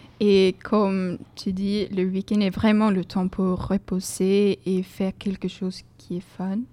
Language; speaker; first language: French; non-native, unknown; Swedish